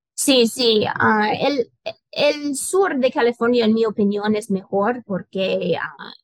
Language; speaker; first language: Spanish; non-native, learner; English